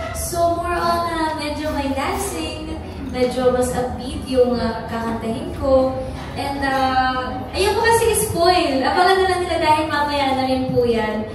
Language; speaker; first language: Filipino; native; Filipino